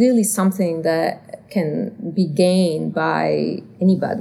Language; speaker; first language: English; non-native, fluent; Italian